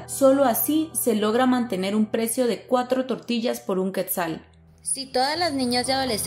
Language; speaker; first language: Spanish; native; Spanish